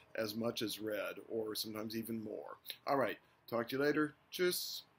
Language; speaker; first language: English; native; English